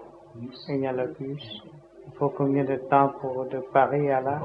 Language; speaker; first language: French; non-native, learner; Vietnamese